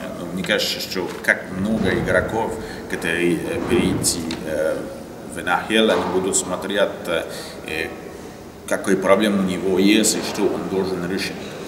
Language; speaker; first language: Russian; non-native, learner; French